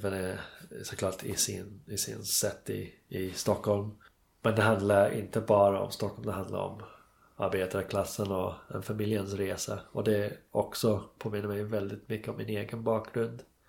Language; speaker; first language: Swedish; non-native, fluent; English